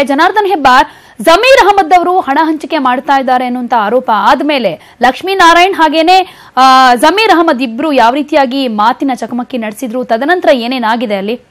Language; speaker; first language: Kannada; native; Kannada